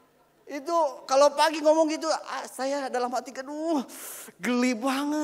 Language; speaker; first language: Indonesian; native; Indonesian